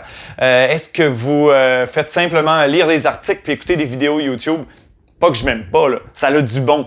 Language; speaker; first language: French; native; French